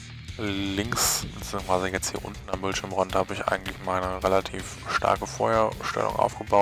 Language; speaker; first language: German; native; German